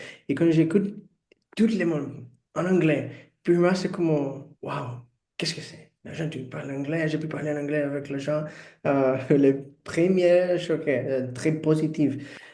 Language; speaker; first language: French; non-native, learner; Portuguese